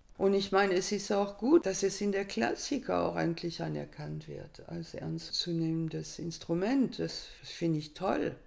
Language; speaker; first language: German; non-native, fluent; French